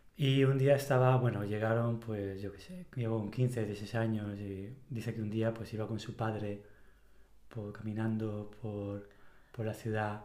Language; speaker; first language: Spanish; native; Spanish